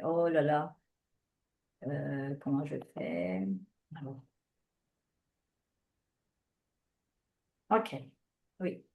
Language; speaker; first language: French; non-native, fluent; Spanish